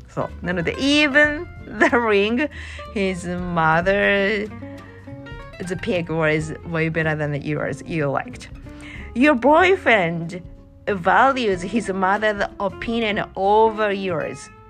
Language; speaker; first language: English; non-native, learner; Japanese